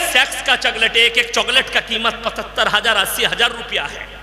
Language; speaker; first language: Hindi; non-native, local second language; Bangla